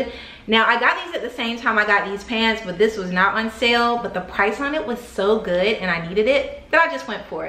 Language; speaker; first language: English; native; English